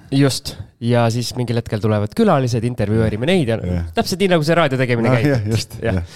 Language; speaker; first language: Estonian; native; Estonian